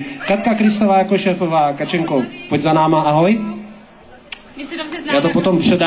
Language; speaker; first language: Czech; native; Czech